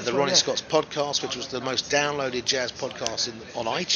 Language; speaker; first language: English; native; English